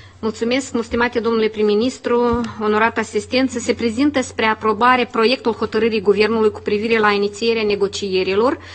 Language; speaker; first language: Romanian; native; Romanian